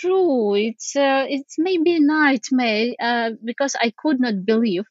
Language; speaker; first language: English; non-native, fluent; Ukrainian